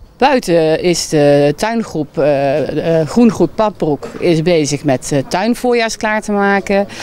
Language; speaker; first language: Dutch; native; Dutch